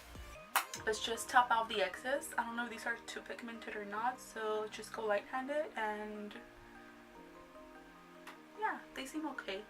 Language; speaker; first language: English; native; English